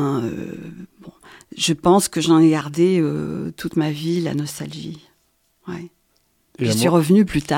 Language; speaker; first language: French; native; French